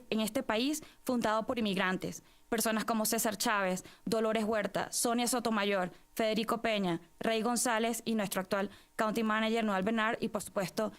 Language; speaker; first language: English; non-native, fluent; Spanish